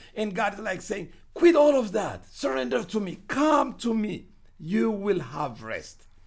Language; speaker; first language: English; non-native, fluent; Amharic